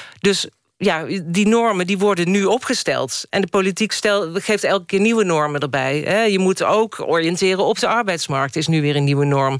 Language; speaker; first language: Dutch; native; Dutch